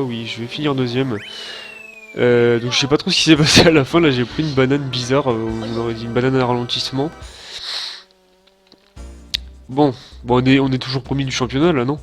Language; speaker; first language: French; native; French